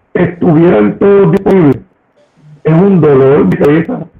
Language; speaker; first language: Spanish; native; Spanish